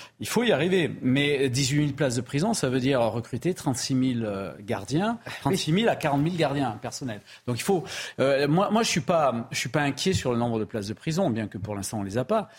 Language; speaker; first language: French; native; French